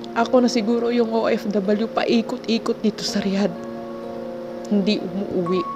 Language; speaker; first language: Filipino; non-native, local second language; Cebuano